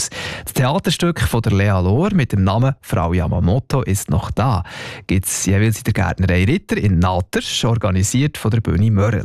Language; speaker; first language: German; native; German